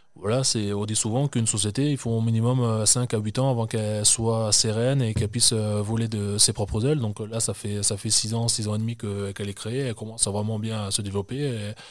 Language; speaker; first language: French; native; French